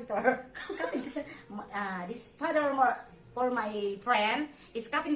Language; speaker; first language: English; non-native, learner; Filipino